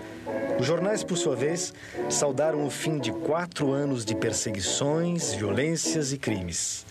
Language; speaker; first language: Portuguese; native; Portuguese